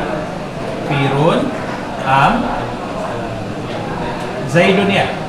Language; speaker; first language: Arabic; non-native, fluent; Indonesian